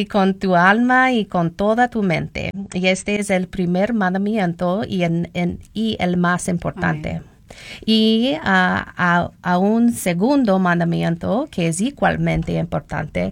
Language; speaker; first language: Spanish; non-native, learner; English